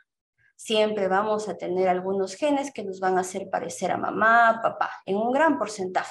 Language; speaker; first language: Spanish; native; Spanish